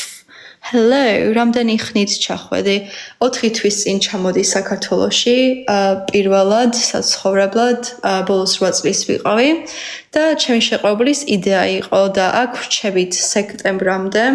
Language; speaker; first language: Georgian; early bilingual, heritage; Georgian